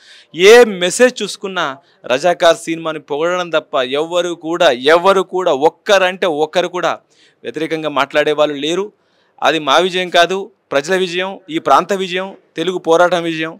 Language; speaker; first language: Telugu; native; Telugu